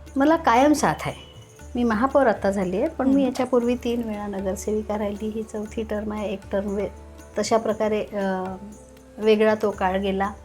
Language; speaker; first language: Marathi; native; Marathi